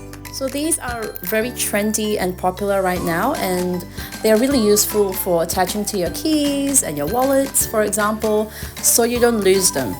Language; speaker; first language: English; native; English